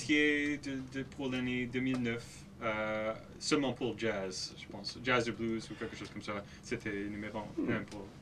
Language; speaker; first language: French; non-native, local second language; English